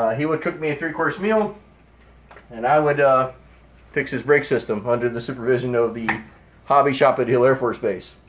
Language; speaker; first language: English; early bilingual, other home language; Czech